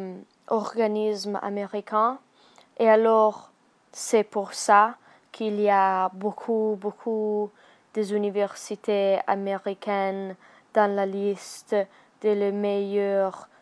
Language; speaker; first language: French; non-native, learner; Italian